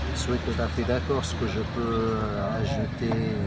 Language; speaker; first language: French; non-native, local second language; Arabic